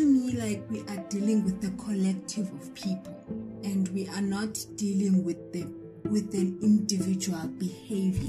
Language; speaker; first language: English; non-native, local second language; Xhosa